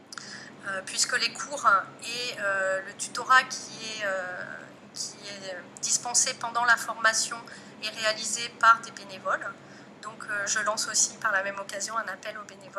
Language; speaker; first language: French; native; French